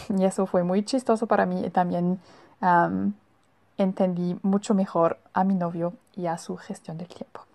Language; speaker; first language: Spanish; non-native, fluent; German